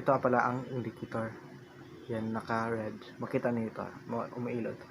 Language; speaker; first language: Filipino; non-native, local second language; Cebuano